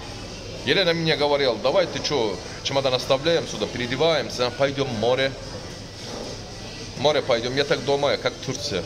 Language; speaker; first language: Russian; non-native, learner; Turkish